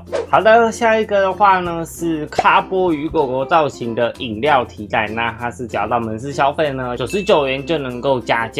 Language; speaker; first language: Chinese; native; Chinese